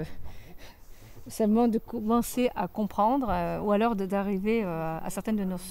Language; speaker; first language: French; native; French